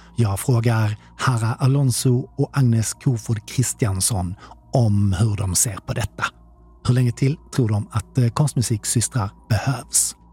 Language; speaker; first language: Swedish; native; Swedish